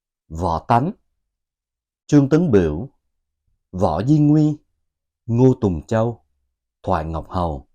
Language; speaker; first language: Vietnamese; native; Vietnamese